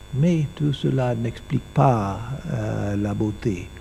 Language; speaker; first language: French; non-native, learner; English